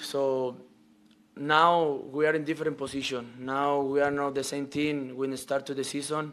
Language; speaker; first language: English; non-native, learner; Spanish